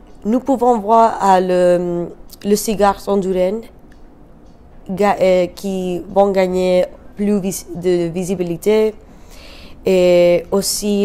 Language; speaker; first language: French; non-native, learner; Spanish